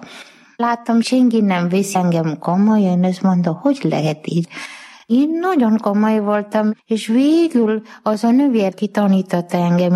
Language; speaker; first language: Hungarian; non-native, fluent; Malayalam